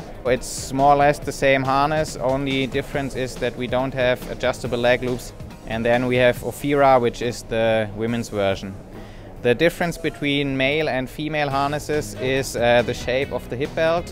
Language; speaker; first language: English; non-native, fluent; German